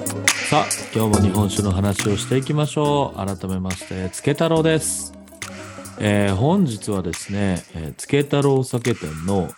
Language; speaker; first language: Japanese; native; Japanese